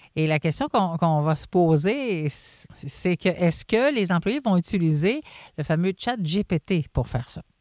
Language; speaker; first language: French; native; French